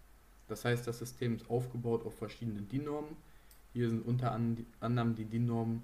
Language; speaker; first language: German; native; German